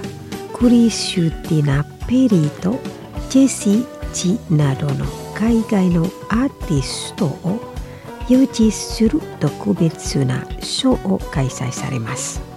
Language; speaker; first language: Japanese; non-native, fluent; Indonesian